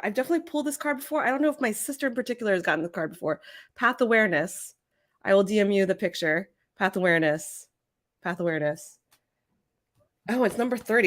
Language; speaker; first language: English; native; English